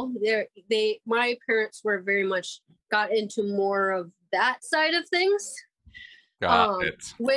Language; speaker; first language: English; native; English